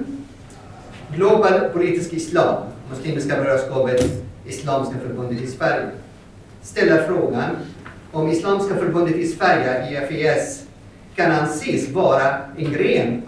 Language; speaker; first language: Swedish; non-native, fluent; Arabic